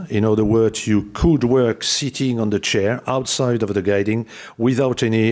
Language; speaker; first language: English; non-native, fluent; French